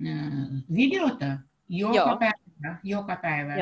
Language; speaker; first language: Finnish; non-native, learner; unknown